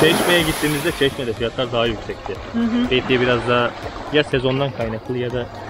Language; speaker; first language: Turkish; native; Turkish